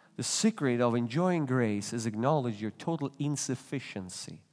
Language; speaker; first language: English; non-native, fluent; Russian